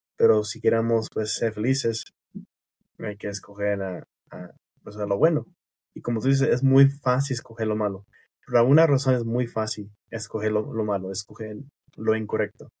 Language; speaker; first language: Spanish; non-native, fluent; English